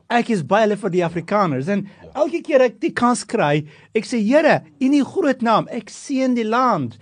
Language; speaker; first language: Afrikaans; non-native, fluent; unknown